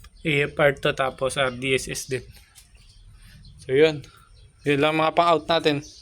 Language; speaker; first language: Filipino; non-native, local second language; Cebuano